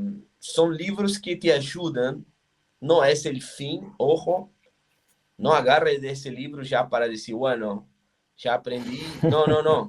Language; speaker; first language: Spanish; non-native, fluent; Portuguese